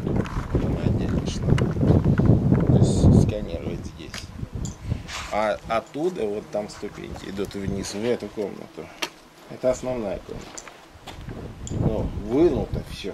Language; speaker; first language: Russian; native; Russian